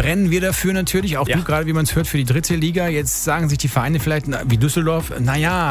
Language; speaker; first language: German; native; German